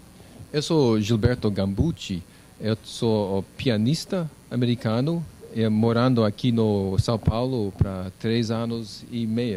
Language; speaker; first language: Portuguese; non-native, learner; English